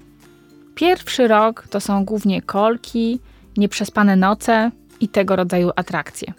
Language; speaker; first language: Polish; native; Polish